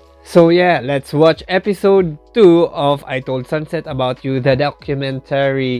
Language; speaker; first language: English; non-native, local second language; Filipino